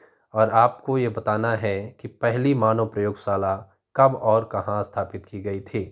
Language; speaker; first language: Hindi; native; Hindi